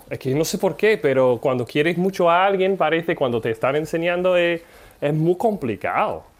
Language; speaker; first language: Spanish; non-native, fluent; English